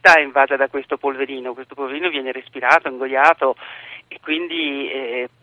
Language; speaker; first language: Italian; native; Italian